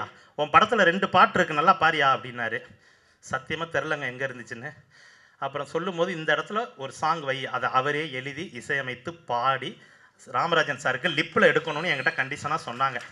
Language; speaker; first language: Tamil; native; Tamil